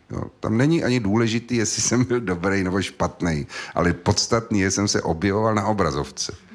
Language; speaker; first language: Czech; native; Czech